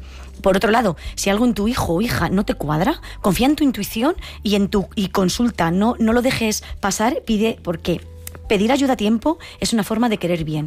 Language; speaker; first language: Spanish; native; Spanish